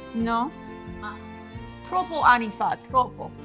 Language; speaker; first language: Italian; non-native, learner; English